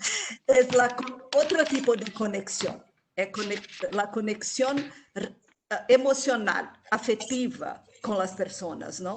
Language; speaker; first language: Spanish; non-native, local second language; Portuguese